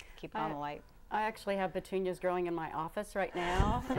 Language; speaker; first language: English; native; English